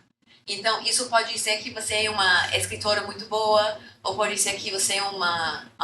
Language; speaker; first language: Portuguese; non-native, fluent; English